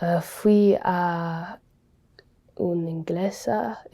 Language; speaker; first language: Spanish; non-native, learner; English